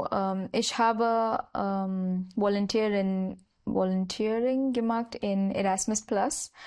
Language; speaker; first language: German; non-native, learner; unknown